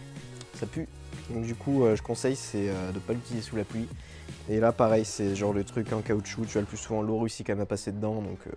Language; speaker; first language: French; native; French